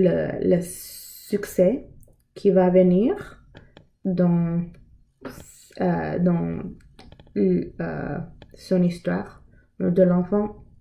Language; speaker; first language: French; non-native, learner; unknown